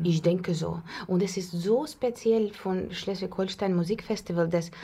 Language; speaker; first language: German; non-native, fluent; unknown